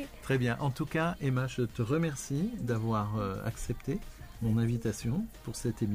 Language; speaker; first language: French; native; French